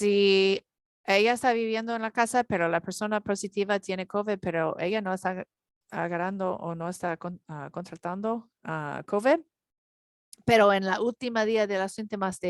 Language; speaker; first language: Spanish; non-native, learner; English